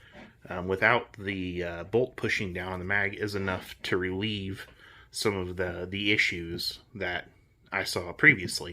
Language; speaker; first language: English; native; English